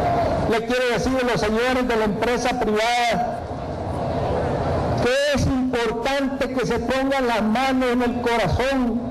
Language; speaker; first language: Spanish; native; Spanish